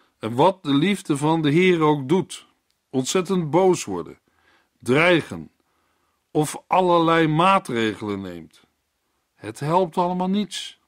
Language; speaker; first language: Dutch; native; Dutch